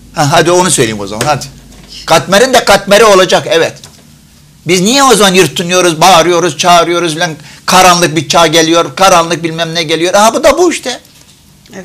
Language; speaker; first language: Turkish; non-native, fluent; Arabic